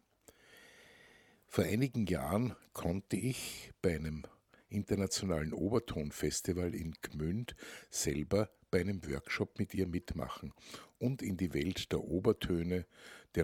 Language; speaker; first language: German; native; German